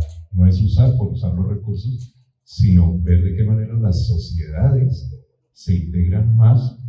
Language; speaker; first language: Spanish; native; Spanish